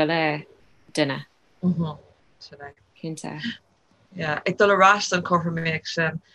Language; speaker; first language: Irish; non-native, local second language; English